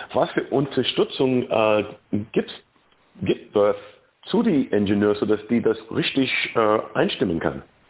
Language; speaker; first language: German; non-native, fluent; English